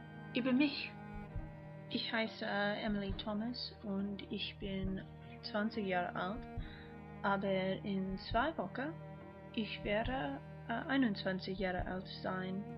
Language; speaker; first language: German; non-native, learner; English